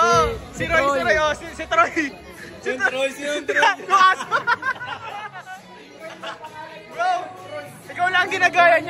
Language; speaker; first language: Filipino; native; Filipino